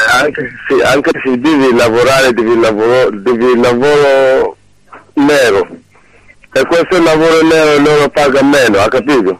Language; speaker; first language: Italian; non-native, learner; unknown